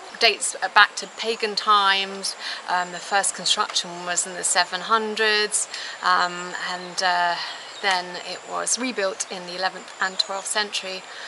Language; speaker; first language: English; early bilingual, other home language; German